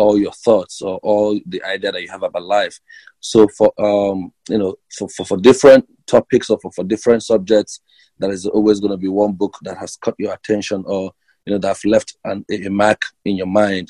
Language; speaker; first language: English; non-native, local second language; Igbo